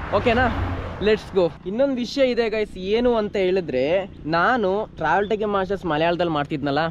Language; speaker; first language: Kannada; non-native, local second language; Malayalam